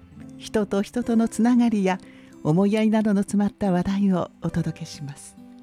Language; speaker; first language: Japanese; native; Japanese